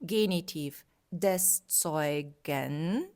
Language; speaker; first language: German; non-native, fluent; Ukrainian